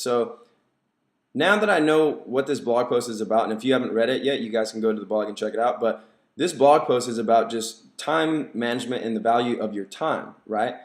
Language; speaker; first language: English; native; English